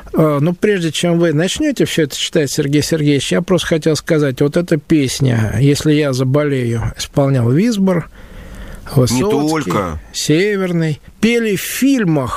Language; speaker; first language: Russian; native; Russian